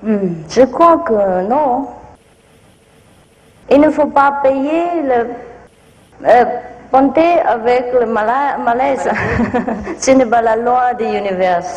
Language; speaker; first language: French; non-native, fluent; Vietnamese